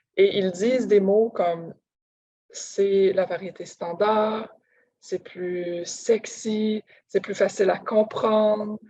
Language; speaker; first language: French; native; French